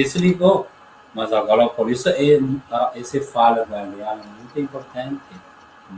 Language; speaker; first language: Portuguese; non-native, learner; Chinese